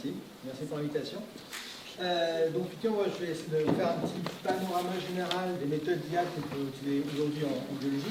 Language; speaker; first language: French; native; French